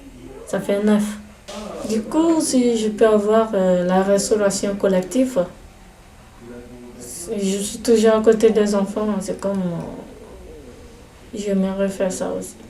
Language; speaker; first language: French; non-native, learner; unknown